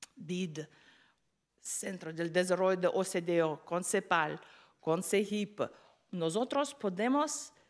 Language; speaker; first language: Spanish; non-native, fluent; Lithuanian